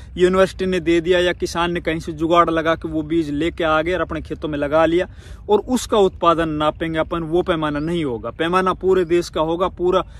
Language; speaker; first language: Hindi; native; Hindi